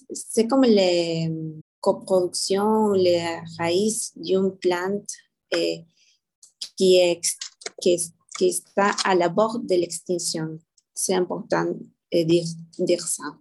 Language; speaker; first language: French; non-native, learner; Spanish